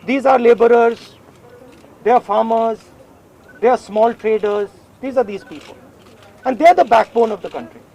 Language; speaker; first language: English; non-native, local second language; Hindi